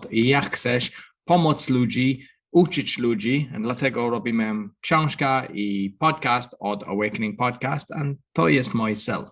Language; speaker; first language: Polish; non-native, learner; English